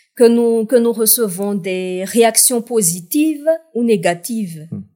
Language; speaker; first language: French; non-native, local second language; Malagasy